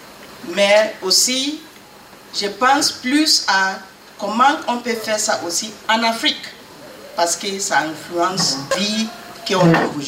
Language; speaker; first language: French; non-native, learner; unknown